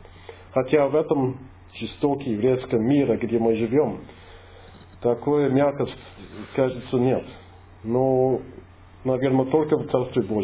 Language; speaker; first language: Russian; non-native, fluent; English